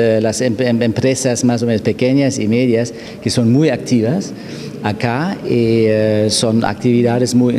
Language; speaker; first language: Spanish; non-native, fluent; German